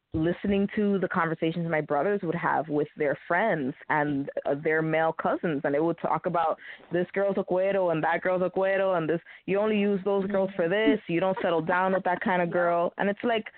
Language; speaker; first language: English; early bilingual, other home language; Spanish